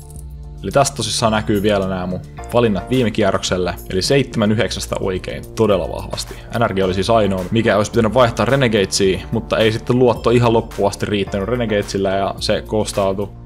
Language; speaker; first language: Finnish; native; Finnish